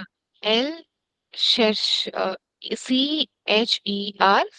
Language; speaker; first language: French; non-native, learner; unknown